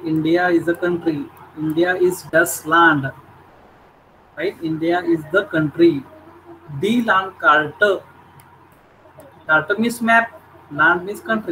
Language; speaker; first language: English; non-native, local second language; Marathi